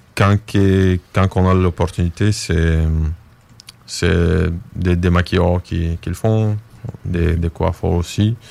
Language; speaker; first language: French; non-native, fluent; Bulgarian